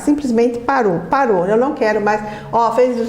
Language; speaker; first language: Portuguese; native; Portuguese